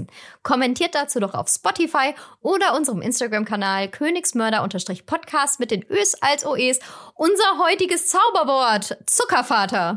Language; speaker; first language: German; native; German